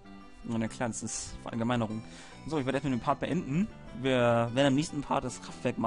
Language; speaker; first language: German; native; German